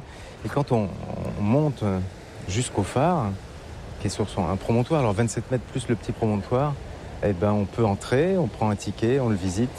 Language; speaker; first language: French; native; French